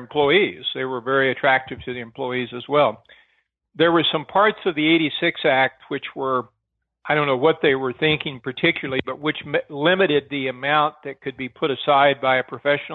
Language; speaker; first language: English; native; English